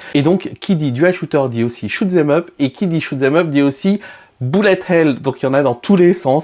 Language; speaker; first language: French; native; French